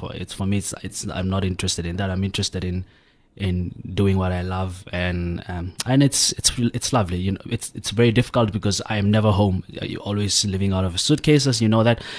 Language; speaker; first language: English; non-native, local second language; Southern Sotho